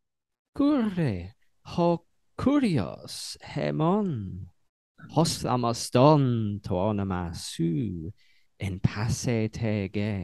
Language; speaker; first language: Greek; non-native, learner; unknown